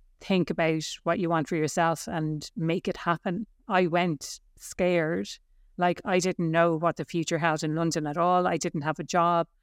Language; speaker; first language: English; native; English